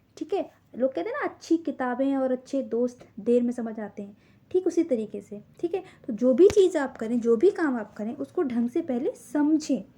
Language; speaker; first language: Hindi; native; Hindi